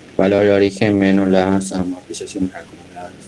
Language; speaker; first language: Spanish; native; Spanish